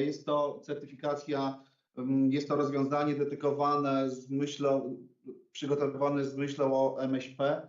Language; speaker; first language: Polish; native; Polish